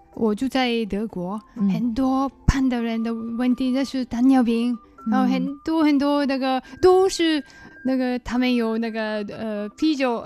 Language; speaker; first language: Chinese; non-native, learner; Japanese